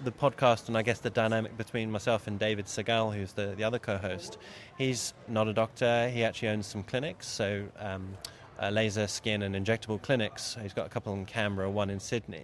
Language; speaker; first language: English; native; English